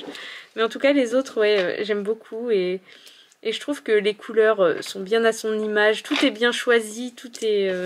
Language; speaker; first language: French; native; French